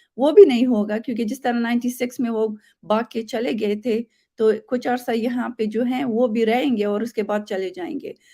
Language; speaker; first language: Urdu; non-native, fluent; Persian